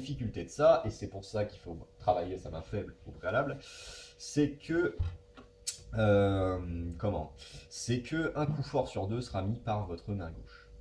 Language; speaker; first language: French; native; French